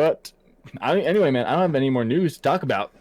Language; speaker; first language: English; native; English